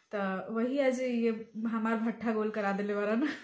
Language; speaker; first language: Hindi; native; Hindi